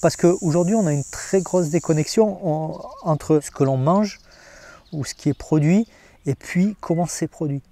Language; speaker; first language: French; native; French